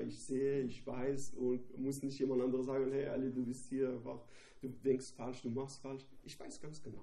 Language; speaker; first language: German; non-native, learner; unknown